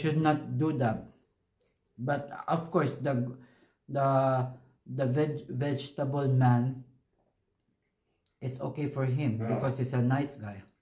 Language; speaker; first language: English; non-native, learner; Filipino